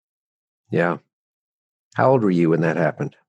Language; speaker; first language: English; native; English